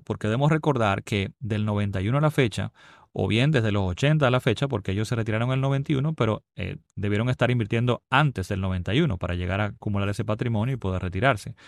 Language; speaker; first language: Spanish; native; Spanish